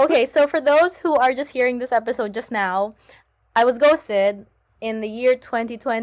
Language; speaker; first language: English; non-native, local second language; Filipino